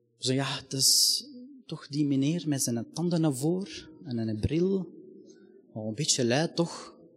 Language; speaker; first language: Dutch; non-native, fluent; Arabic